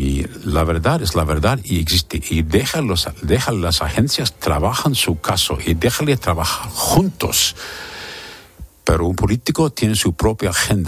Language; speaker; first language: Spanish; non-native, learner; English